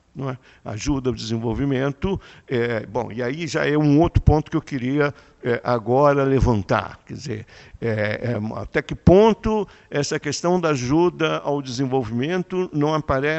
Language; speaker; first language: Portuguese; native; Portuguese